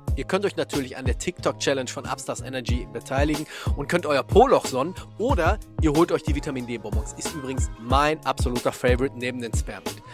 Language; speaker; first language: German; native; German